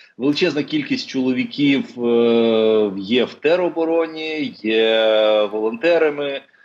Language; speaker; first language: Ukrainian; non-native, local second language; Russian